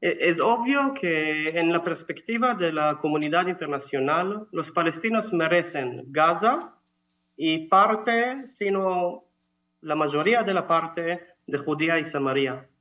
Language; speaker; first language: Spanish; non-native, fluent; Hebrew